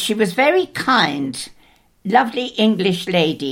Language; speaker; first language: English; native; English